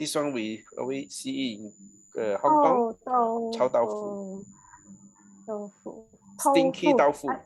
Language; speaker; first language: English; non-native, local second language; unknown